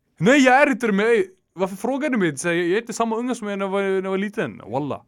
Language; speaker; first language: Swedish; early bilingual, other home language; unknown